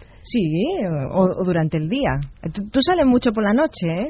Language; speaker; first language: Spanish; native; Spanish